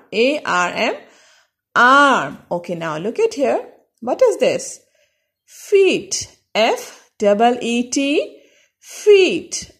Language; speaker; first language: English; non-native, local second language; Urdu